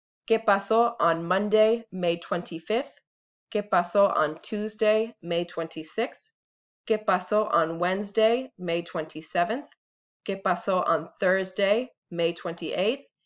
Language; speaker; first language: Spanish; non-native, fluent; English